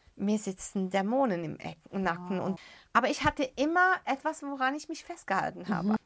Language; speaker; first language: German; early bilingual, other home language; Arabic